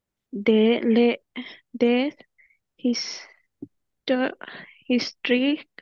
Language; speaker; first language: French; non-native, learner; Bangla